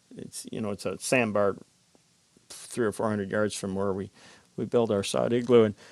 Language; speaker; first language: English; native; English